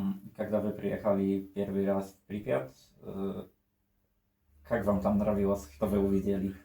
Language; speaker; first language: Russian; non-native, learner; Polish